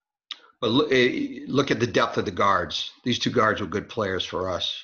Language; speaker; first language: English; native; English